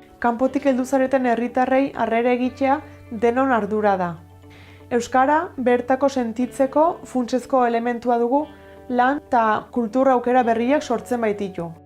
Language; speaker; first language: Basque; native; Basque